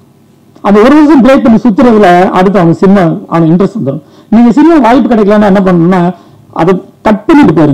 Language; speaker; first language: Tamil; native; Tamil